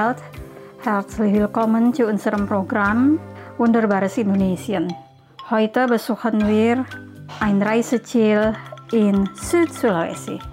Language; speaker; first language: German; non-native, fluent; Indonesian